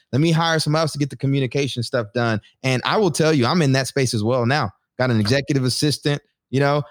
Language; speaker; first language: English; native; English